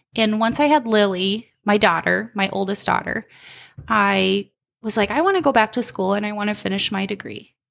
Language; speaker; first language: English; native; English